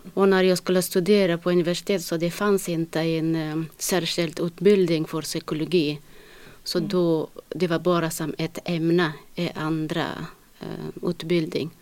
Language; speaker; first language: Swedish; non-native, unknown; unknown